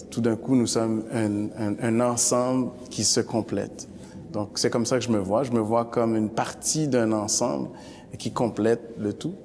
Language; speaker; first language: French; early bilingual, other home language; Haitian Creole